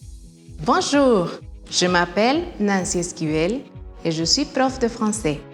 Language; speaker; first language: French; non-native, fluent; Spanish